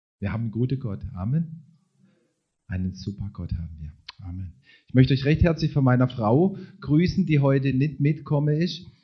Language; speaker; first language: German; native; German